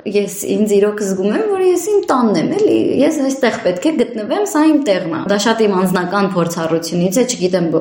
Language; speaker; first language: Armenian; early bilingual, heritage; Armenian